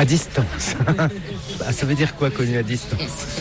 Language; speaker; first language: French; native; French